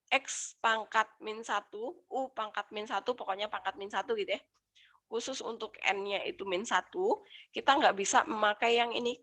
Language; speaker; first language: Indonesian; native; Indonesian